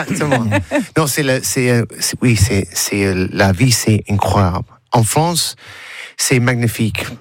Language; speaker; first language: French; non-native, learner; English